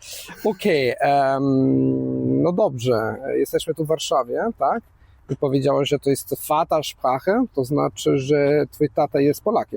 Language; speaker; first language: Polish; non-native, fluent; Italian